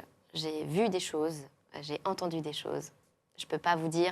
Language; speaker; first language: French; native; French